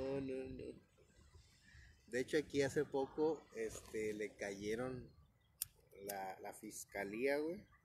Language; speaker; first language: Spanish; native; Spanish